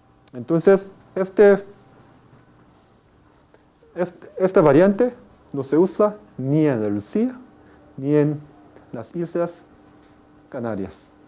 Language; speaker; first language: Spanish; non-native, fluent; Korean